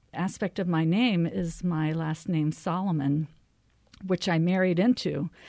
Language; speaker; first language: English; native; English